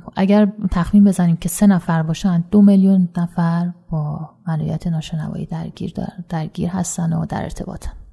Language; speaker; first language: Persian; native; Persian